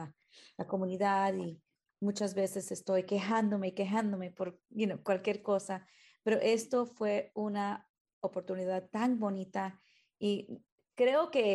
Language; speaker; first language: Spanish; early bilingual, heritage; Spanish